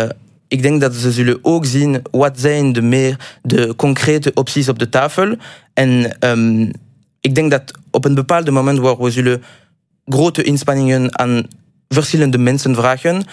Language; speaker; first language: Dutch; non-native, local second language; French